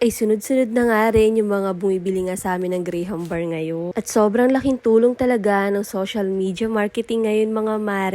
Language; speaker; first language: Filipino; native; Filipino